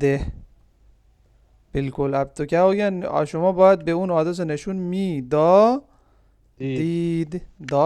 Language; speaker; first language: Persian; non-native, fluent; Urdu